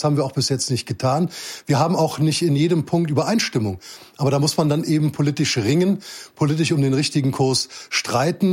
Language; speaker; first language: German; native; German